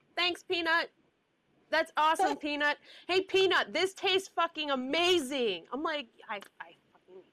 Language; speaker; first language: English; native; English